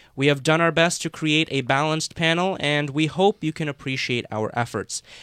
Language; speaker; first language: English; native; English